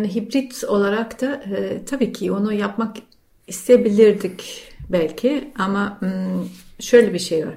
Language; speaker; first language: Turkish; non-native, fluent; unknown